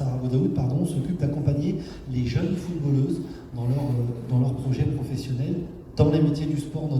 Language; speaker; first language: French; native; French